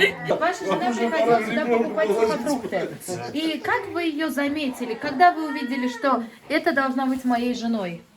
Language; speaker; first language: Russian; native; Russian